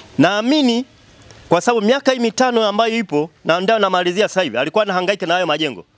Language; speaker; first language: Swahili; native; Swahili